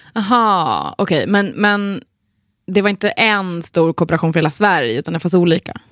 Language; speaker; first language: Swedish; native; Swedish